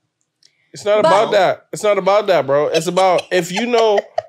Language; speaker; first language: English; native; English